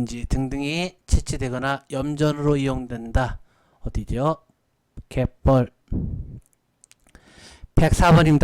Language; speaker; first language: Korean; native; Korean